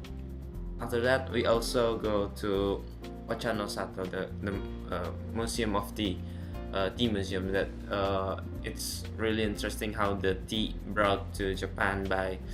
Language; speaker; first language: English; non-native, local second language; Indonesian